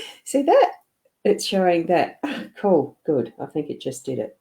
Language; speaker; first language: English; native; English